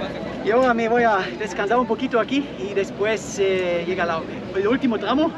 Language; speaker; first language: Spanish; non-native, fluent; German